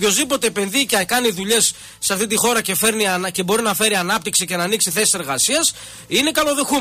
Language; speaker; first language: Greek; native; Greek